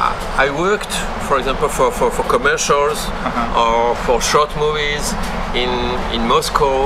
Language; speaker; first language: English; non-native, learner; French